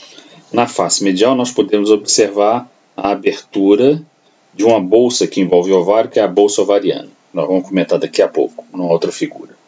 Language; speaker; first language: Portuguese; native; Portuguese